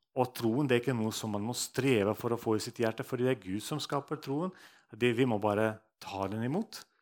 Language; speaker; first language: Norwegian; non-native, fluent; Russian